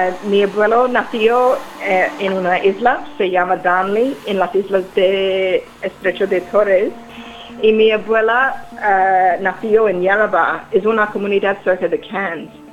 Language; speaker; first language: Spanish; non-native, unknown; English